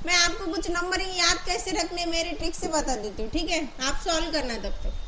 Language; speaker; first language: Hindi; non-native, local second language; Marathi